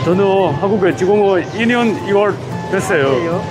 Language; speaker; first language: Korean; non-native, learner; Burmese